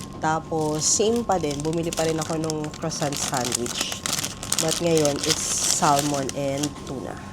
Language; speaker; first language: Filipino; native; Filipino